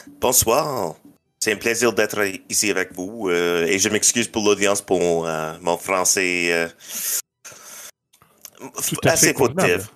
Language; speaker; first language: French; non-native, local second language; English